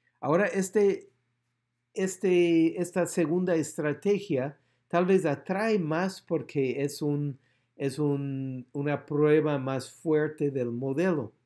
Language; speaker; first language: Spanish; non-native, fluent; English